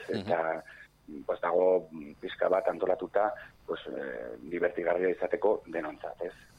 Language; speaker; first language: Basque; non-native, local second language; Spanish